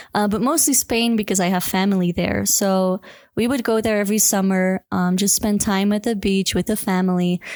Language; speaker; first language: English; non-native, fluent; Dutch